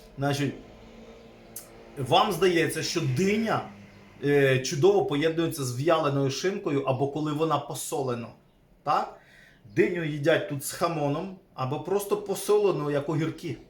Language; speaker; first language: Ukrainian; native; Ukrainian